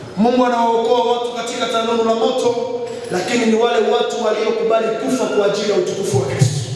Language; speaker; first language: Swahili; native; Swahili